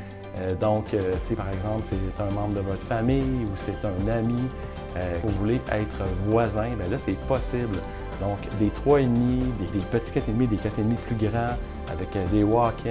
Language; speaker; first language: French; native; French